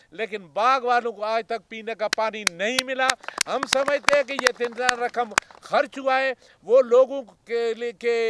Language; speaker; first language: Urdu; non-native, local second language; Baluchi